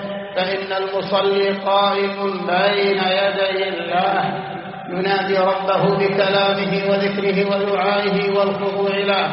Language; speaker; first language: Arabic; native; Arabic